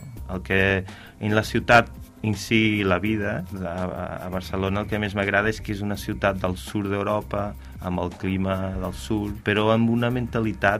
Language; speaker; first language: Catalan; non-native, fluent; Portuguese